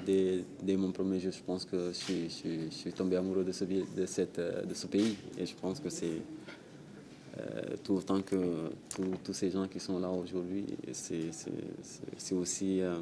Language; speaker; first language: French; non-native, local second language; Wolof